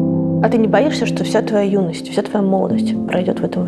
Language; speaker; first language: Russian; native; Russian